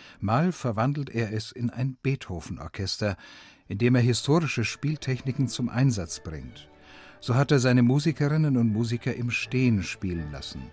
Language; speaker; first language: German; native; German